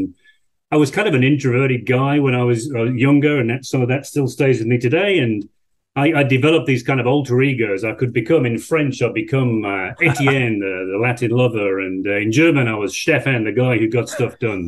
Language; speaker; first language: English; native; English